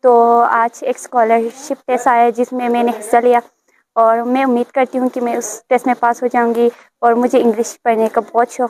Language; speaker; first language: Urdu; non-native, local second language; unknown